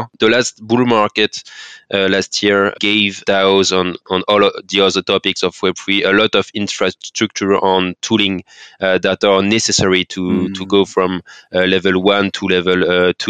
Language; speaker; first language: English; non-native, fluent; French